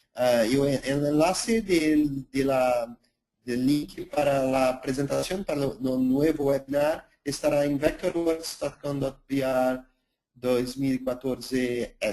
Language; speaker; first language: Spanish; non-native, fluent; Portuguese